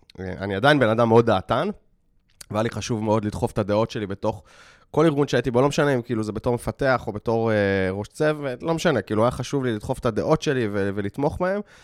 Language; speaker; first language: Hebrew; native; Hebrew